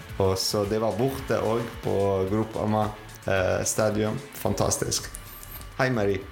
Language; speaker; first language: Norwegian; non-native, fluent; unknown